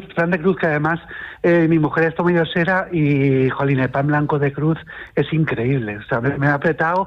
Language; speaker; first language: Spanish; native; Spanish